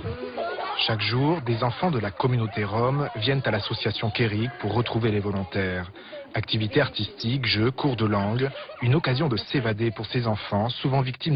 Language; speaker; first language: French; native; French